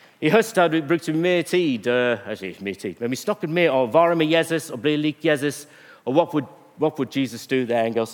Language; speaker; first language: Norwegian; non-native, fluent; English